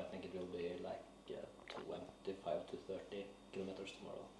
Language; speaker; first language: English; non-native, fluent; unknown